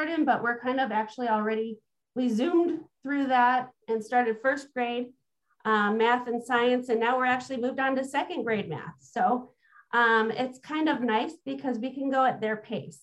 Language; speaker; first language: English; native; English